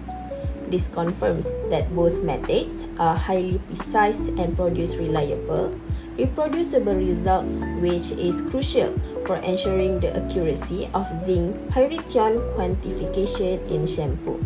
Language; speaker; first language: English; non-native, local second language; Malay